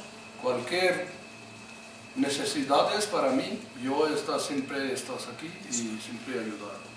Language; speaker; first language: Spanish; non-native, learner; Urdu